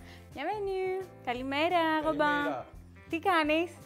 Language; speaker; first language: French; non-native, learner; Greek